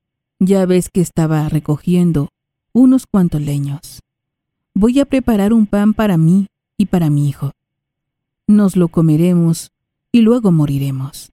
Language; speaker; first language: Spanish; native; Spanish